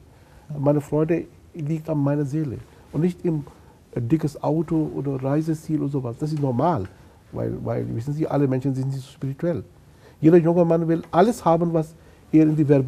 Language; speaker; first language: German; non-native, fluent; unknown